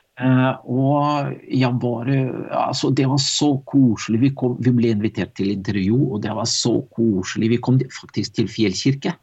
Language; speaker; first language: Norwegian; non-native, fluent; Russian